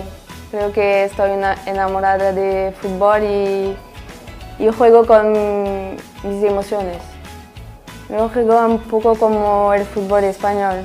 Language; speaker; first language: Spanish; non-native, fluent; French